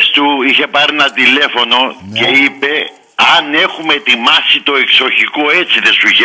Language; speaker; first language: Greek; native; Greek